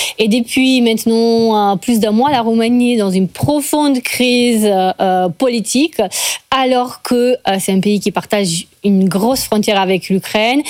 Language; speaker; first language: French; non-native, fluent; Romanian